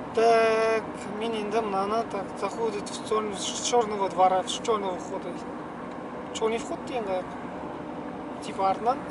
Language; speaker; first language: Russian; non-native, local second language; Kazakh